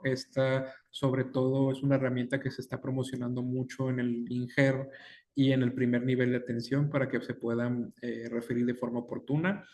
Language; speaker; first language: Spanish; native; Spanish